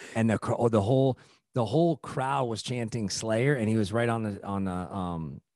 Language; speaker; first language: English; native; English